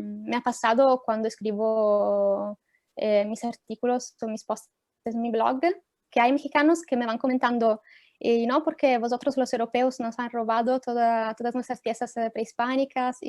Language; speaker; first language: Spanish; non-native, fluent; Italian